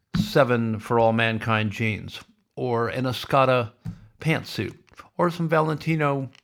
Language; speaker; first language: English; native; English